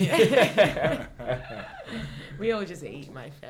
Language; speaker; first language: English; native; English